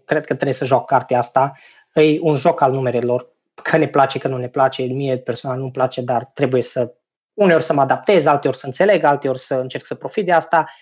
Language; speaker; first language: Romanian; native; Romanian